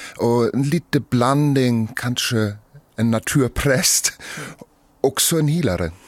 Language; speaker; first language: Swedish; non-native, fluent; German